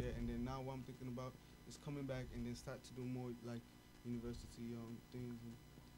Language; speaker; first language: English; non-native, local second language; Yoruba